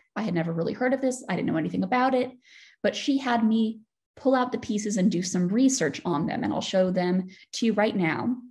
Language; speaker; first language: English; native; English